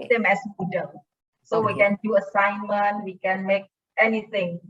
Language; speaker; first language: English; non-native, fluent; Indonesian